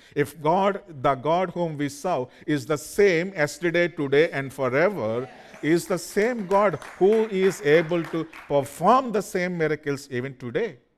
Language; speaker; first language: English; non-native, fluent; Telugu